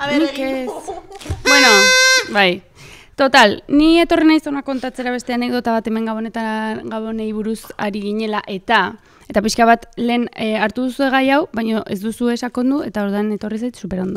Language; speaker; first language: Basque; native; Basque